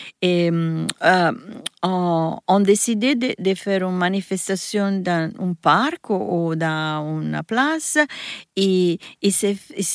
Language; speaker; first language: French; non-native, learner; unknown